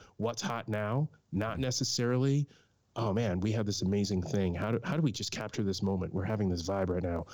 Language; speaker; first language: English; native; English